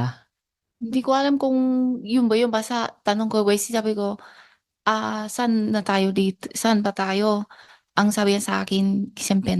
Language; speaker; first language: Filipino; non-native, learner; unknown